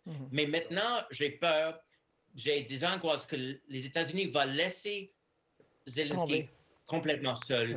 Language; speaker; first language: French; non-native, fluent; English